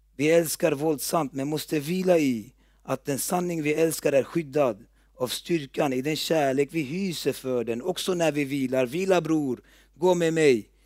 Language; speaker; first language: Swedish; early bilingual, other home language; Turoyo